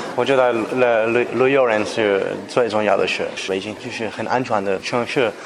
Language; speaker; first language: Chinese; non-native, fluent; Spanish